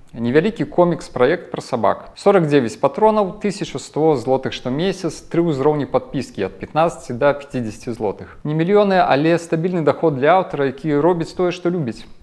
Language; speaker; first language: Belarusian; non-native, local second language; Russian